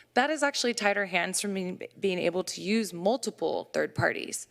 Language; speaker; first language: English; native; English